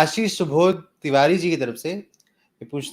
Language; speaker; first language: Hindi; native; Hindi